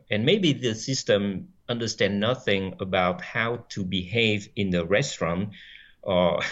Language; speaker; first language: English; non-native, fluent; French